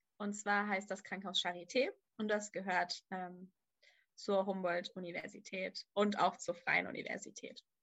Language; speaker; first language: German; native; German